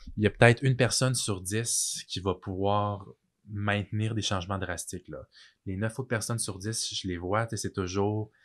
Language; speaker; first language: French; native; French